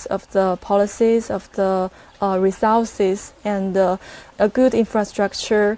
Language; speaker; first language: English; non-native, fluent; Chinese